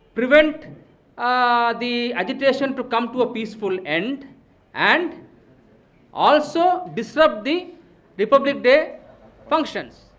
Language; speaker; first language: English; non-native, local second language; Tamil